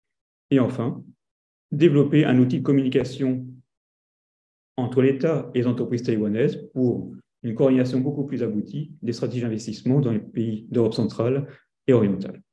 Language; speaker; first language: French; native; French